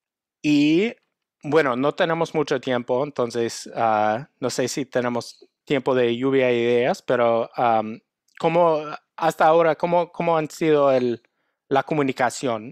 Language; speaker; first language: Spanish; non-native, fluent; English